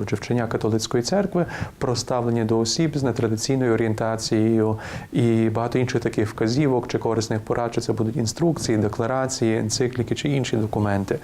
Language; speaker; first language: Ukrainian; native; Ukrainian